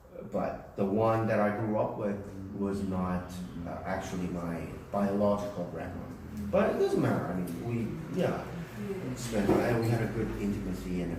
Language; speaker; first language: English; early bilingual, other home language; Korean